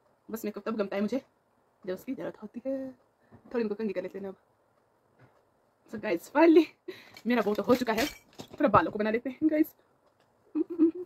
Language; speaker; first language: Hindi; non-native, local second language; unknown